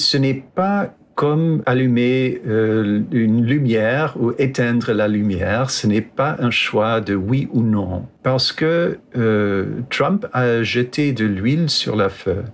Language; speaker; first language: French; non-native, fluent; English